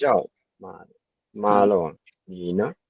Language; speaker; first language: Chinese; non-native, learner; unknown